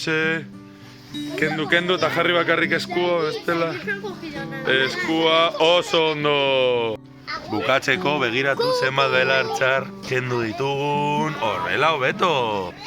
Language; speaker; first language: Basque; native; Basque